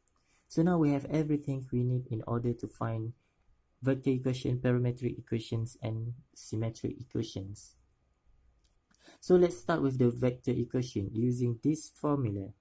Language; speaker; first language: English; non-native, local second language; Malay